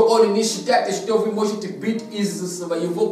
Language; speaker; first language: Russian; non-native, fluent; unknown